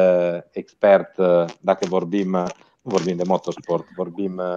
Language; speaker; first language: Romanian; non-native, fluent; Italian